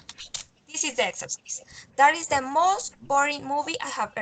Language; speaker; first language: English; non-native, fluent; Spanish